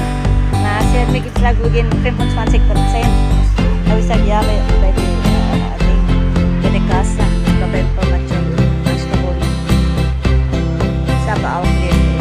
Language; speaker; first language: German; non-native, learner; Filipino